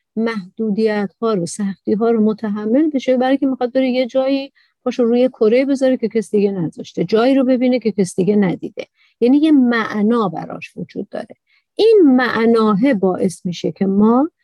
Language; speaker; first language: Persian; native; Persian